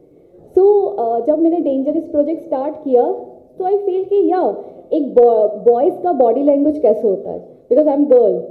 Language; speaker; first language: Hindi; non-native, local second language; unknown